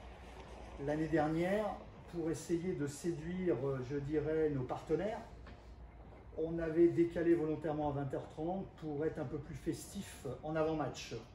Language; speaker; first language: French; native; French